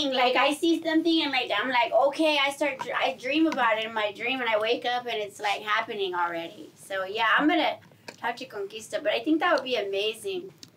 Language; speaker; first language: English; early bilingual, other home language; Spanish